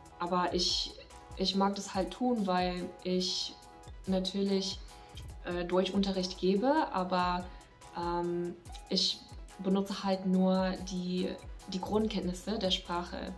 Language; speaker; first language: German; non-native, fluent; English